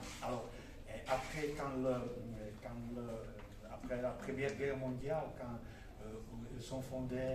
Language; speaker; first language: French; non-native, fluent; Czech